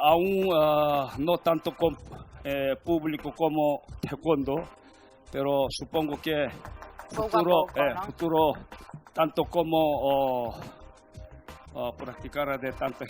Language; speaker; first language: Spanish; non-native, learner; Korean